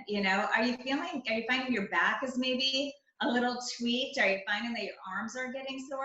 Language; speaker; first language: English; native; English